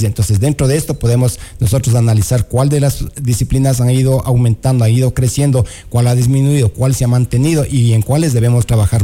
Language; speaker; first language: Spanish; native; Spanish